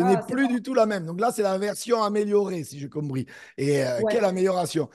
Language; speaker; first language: French; native; French